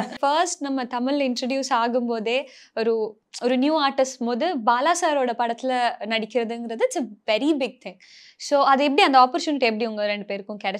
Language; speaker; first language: Tamil; native; Tamil